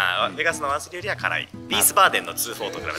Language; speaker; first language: Japanese; native; Japanese